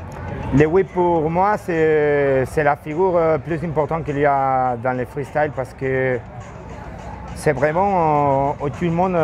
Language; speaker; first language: French; non-native, learner; Spanish